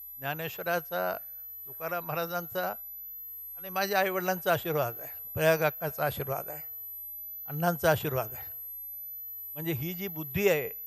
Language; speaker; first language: Marathi; native; Marathi